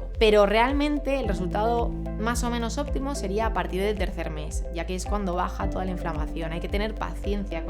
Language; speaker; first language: Spanish; native; Spanish